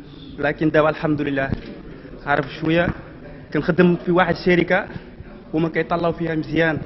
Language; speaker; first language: Arabic; non-native, learner; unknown